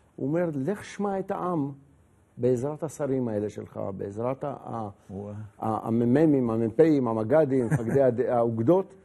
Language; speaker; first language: Hebrew; native; Hebrew